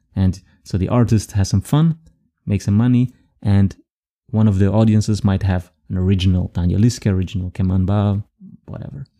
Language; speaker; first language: English; non-native, fluent; Dutch